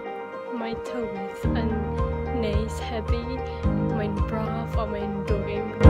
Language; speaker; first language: Welsh; non-native, learner; Malay